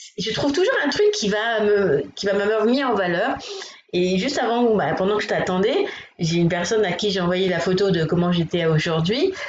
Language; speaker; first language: French; native; French